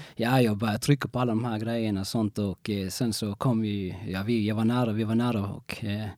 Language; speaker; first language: Swedish; early bilingual, other home language; Spanish